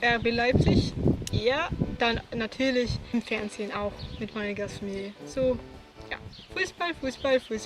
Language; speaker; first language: German; non-native, fluent; Swedish